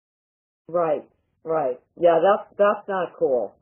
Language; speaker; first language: English; native; English